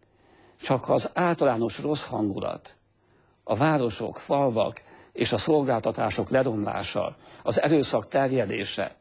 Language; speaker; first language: Hungarian; native; Hungarian